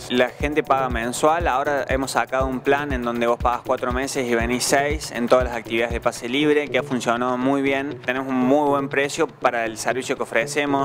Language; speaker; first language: Spanish; native; Spanish